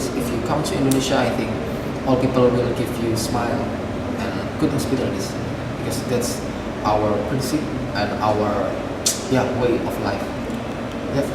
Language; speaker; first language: English; non-native, fluent; Indonesian